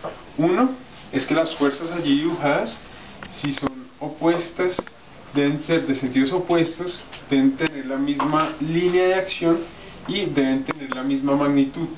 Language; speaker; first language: Spanish; native; Spanish